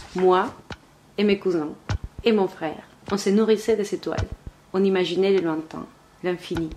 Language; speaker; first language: French; non-native, fluent; Spanish